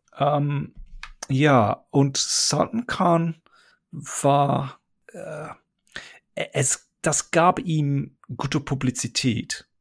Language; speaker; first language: German; non-native, fluent; English